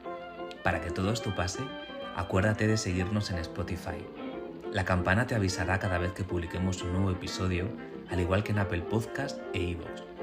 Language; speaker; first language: Spanish; native; Spanish